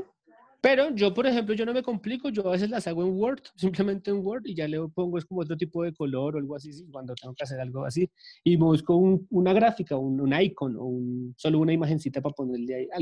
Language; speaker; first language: Spanish; native; Spanish